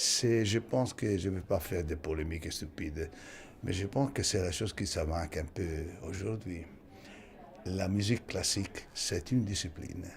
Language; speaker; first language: French; non-native, fluent; Italian